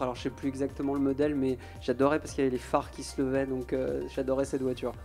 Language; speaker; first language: French; native; French